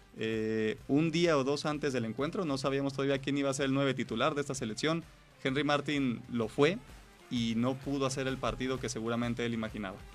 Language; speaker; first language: Spanish; native; Spanish